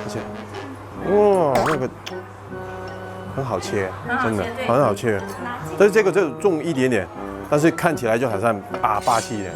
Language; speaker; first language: Chinese; non-native, local second language; Cantonese